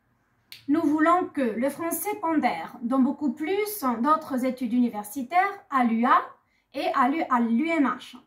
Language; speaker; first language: French; non-native, fluent; Spanish